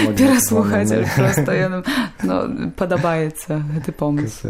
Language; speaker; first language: Belarusian; non-native, local second language; Polish